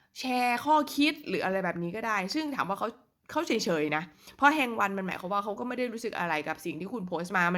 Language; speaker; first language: Thai; native; Thai